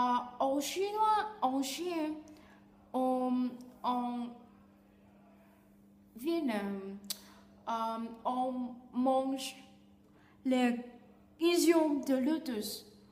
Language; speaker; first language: French; non-native, learner; Vietnamese